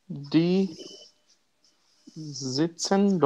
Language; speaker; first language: German; non-native, learner; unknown